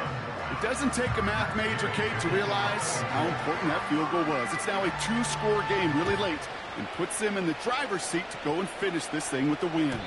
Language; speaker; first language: English; native; English